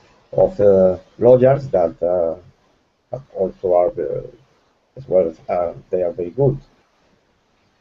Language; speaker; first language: English; non-native, fluent; Spanish